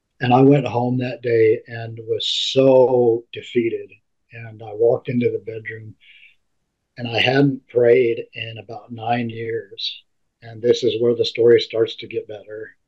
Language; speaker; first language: English; native; English